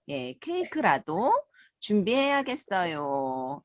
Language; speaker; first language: Korean; native; Korean